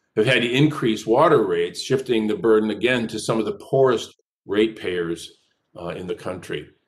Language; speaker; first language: English; native; English